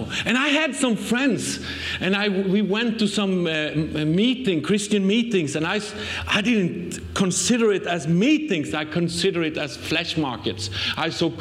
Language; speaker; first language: English; non-native, fluent; Swedish